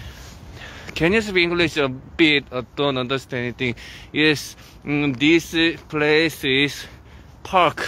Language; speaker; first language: English; non-native, learner; Korean